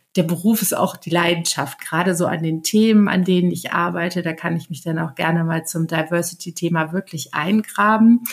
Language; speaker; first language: German; native; German